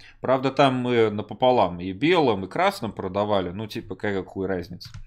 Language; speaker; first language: Russian; early bilingual, heritage; Russian